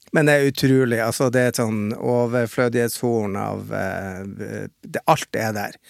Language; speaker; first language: Norwegian; native; Norwegian